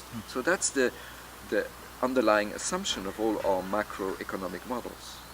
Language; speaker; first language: English; non-native, fluent; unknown